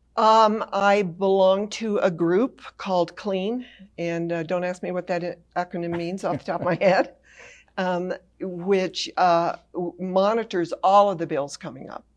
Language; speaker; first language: English; native; English